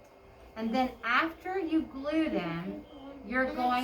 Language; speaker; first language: English; native; English